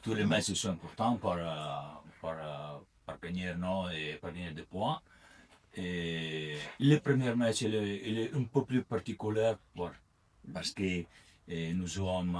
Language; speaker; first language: French; non-native, learner; Italian